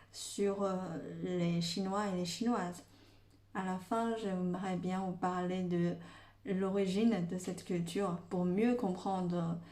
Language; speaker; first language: French; non-native, fluent; Chinese